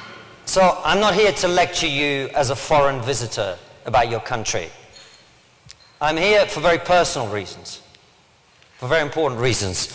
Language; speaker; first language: English; early bilingual, other home language; Russian